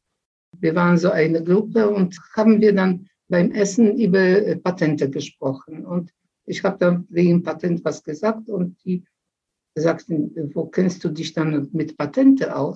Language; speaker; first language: German; non-native, fluent; Polish